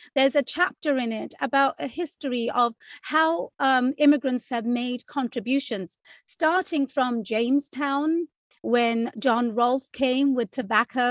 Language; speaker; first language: English; native; English